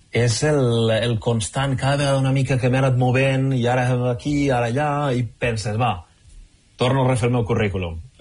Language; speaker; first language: Catalan; native; Catalan